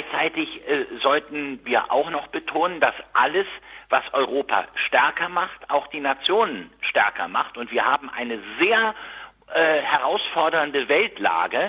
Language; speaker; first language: German; native; German